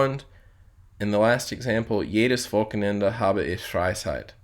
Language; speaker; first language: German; non-native, fluent; English